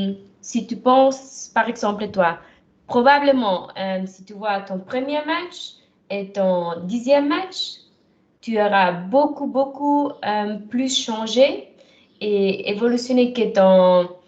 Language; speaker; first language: French; non-native, fluent; German